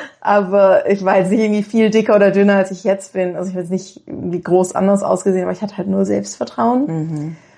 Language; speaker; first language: German; native; German